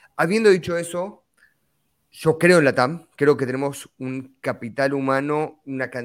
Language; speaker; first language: Spanish; native; Spanish